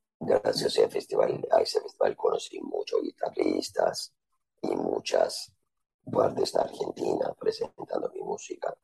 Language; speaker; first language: Spanish; non-native, fluent; Turkish